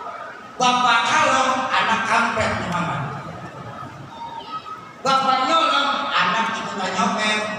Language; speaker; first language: Indonesian; native; Indonesian